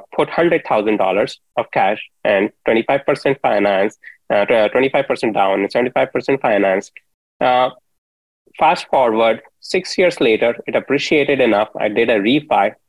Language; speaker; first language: English; non-native, local second language; Hindi